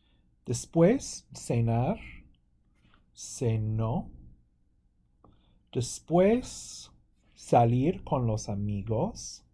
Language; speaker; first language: Spanish; non-native, fluent; English